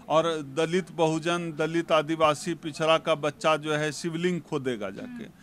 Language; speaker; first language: Hindi; native; Hindi